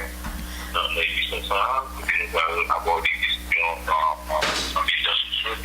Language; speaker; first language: French; non-native, local second language; Haitian Creole